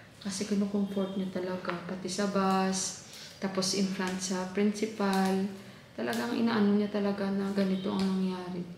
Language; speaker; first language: Filipino; non-native, local second language; Hiligaynon